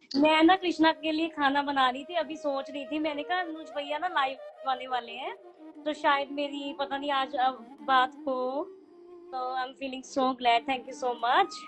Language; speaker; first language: Hindi; native; Hindi